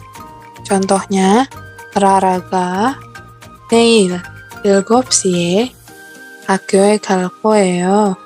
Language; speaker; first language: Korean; non-native, learner; Indonesian